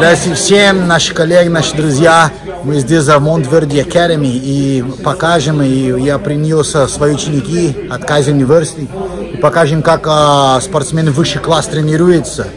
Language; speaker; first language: Russian; non-native, fluent; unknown